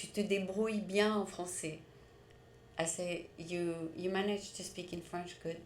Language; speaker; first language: French; native; French